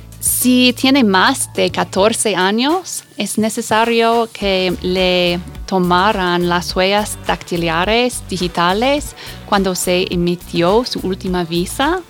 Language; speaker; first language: Spanish; non-native, fluent; English